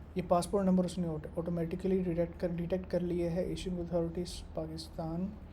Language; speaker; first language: Urdu; native; Urdu